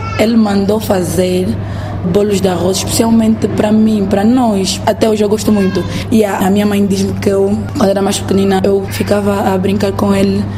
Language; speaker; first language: Portuguese; native; Portuguese